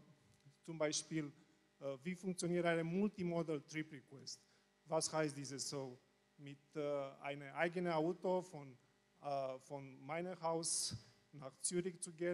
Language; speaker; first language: German; non-native, learner; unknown